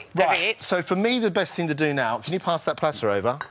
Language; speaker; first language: English; native; English